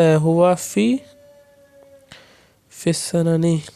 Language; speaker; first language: Arabic; non-native, fluent; Urdu